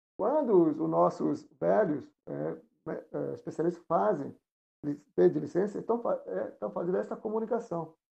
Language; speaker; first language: Portuguese; non-native, local second language; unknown